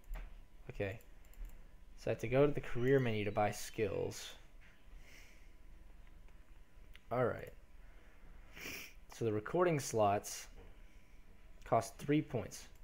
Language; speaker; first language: English; native; English